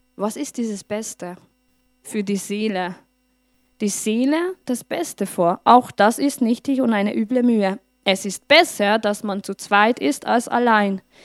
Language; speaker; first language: German; non-native, fluent; Hungarian